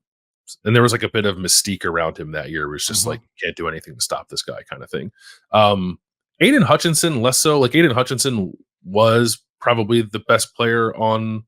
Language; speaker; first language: English; native; English